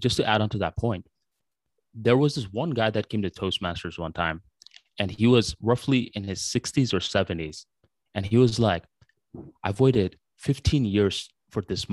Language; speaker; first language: English; early bilingual, other home language; Bangla